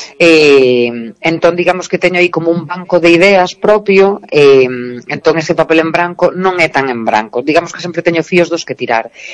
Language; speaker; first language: Galician; native; Galician